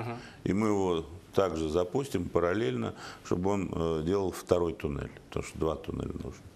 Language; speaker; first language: Russian; native; Russian